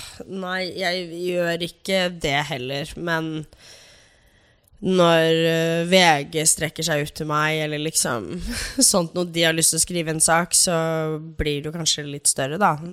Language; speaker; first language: Norwegian; early bilingual, other home language; English